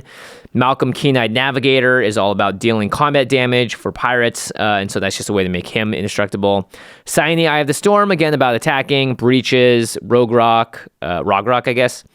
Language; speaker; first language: English; native; English